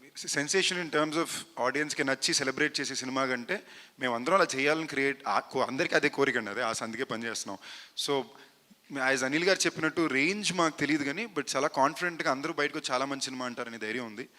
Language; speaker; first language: Telugu; native; Telugu